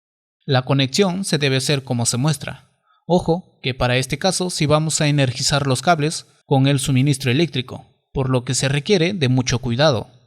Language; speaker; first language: Spanish; native; Spanish